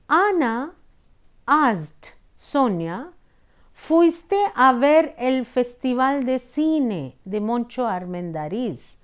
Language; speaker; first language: Spanish; non-native, fluent; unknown